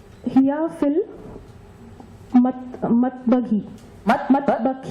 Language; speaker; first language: Arabic; non-native, learner; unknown